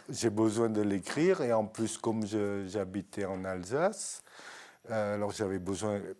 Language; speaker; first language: French; early bilingual, other home language; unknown